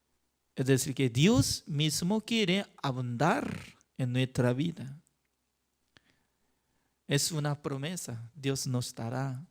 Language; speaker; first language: Spanish; non-native, fluent; Korean